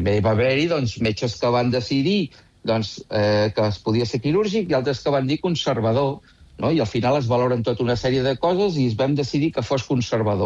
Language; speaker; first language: Catalan; native; Catalan